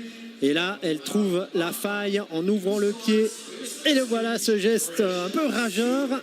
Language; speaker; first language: French; native; French